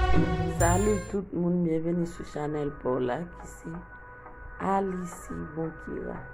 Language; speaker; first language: French; non-native, local second language; Haitian Creole